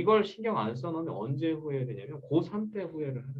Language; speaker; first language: Korean; native; Korean